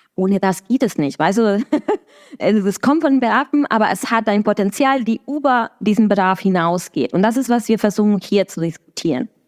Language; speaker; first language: German; non-native, fluent; Spanish